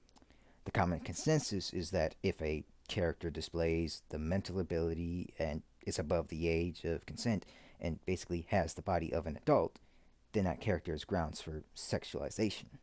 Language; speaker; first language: English; native; English